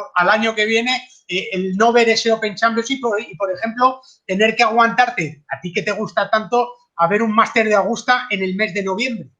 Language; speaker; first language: Spanish; native; Spanish